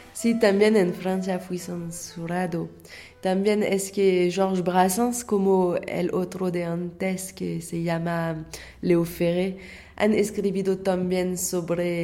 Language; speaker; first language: Spanish; non-native, fluent; French